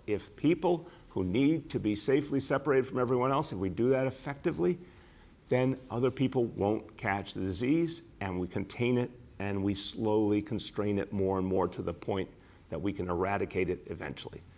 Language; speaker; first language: English; native; English